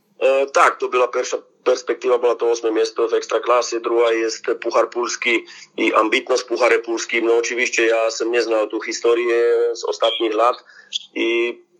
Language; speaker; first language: Polish; non-native, learner; Slovak